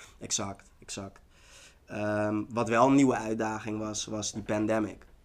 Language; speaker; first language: Dutch; early bilingual, other home language; Tigrinya